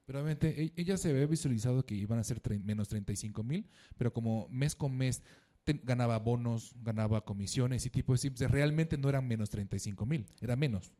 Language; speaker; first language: Spanish; native; Spanish